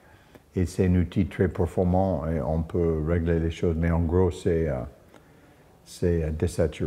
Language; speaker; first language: French; non-native, fluent; English